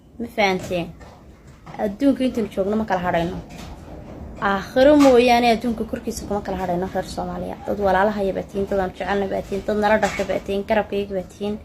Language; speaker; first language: Somali; native; Somali